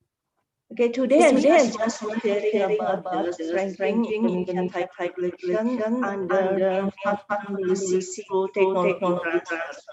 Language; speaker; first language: English; non-native, learner; Indonesian